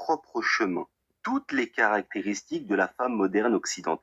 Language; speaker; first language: French; native; French